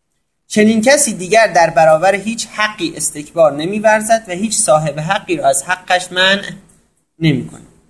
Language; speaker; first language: Persian; native; Persian